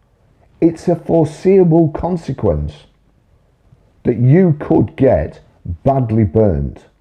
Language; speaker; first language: English; native; English